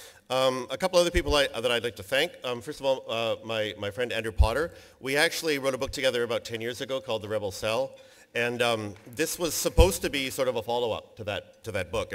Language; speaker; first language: English; native; English